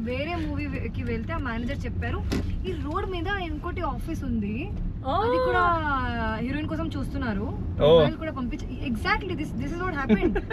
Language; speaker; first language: Telugu; non-native, fluent; Hindi